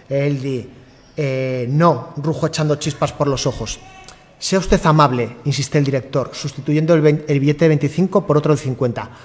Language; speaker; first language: Spanish; native; Spanish